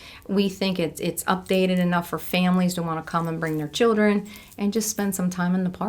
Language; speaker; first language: English; native; English